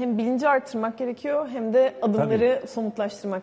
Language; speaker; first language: Turkish; native; Turkish